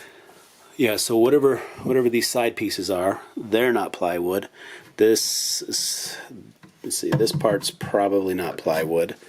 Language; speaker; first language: English; native; English